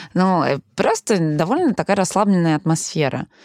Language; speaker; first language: Russian; early bilingual, heritage; Russian